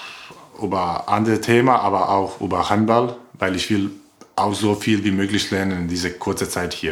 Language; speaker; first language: German; non-native, learner; Croatian